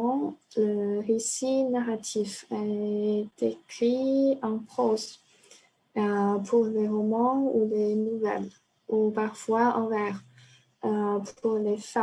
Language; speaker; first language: French; non-native, fluent; Chinese